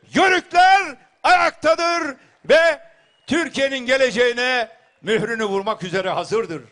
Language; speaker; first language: Turkish; native; Turkish